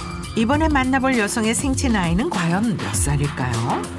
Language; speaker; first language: Korean; native; Korean